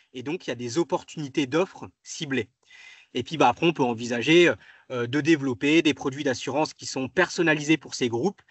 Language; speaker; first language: French; native; French